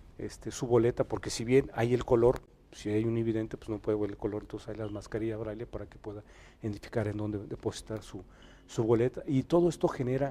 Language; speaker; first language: Spanish; native; Spanish